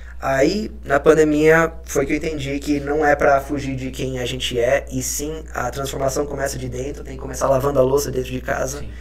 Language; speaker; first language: Portuguese; early bilingual, other home language; Spanish